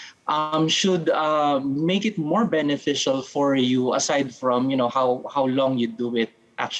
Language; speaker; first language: English; non-native, local second language; Filipino